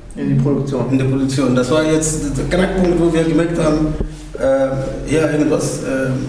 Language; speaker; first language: German; non-native, fluent; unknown